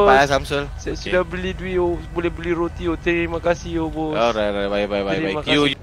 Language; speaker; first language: Malay; native; Malay